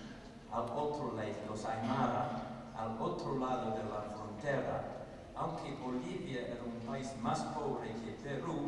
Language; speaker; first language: Spanish; non-native, fluent; English